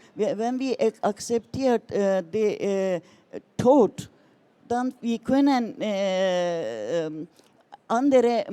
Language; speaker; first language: German; non-native, learner; Turkish